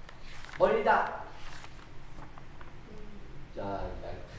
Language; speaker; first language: Vietnamese; non-native, learner; Korean